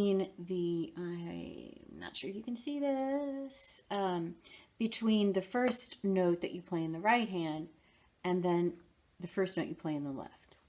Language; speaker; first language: English; native; English